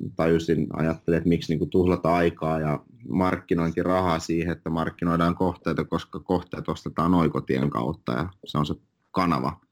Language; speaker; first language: Finnish; early bilingual, other home language; Russian